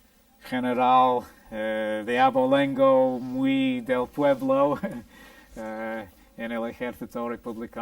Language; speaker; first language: Spanish; non-native, fluent; English